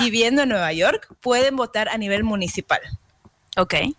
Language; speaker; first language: Spanish; native; Spanish